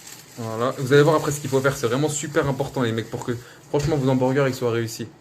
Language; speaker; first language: French; native; French